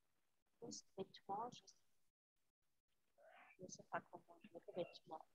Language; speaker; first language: French; non-native, learner; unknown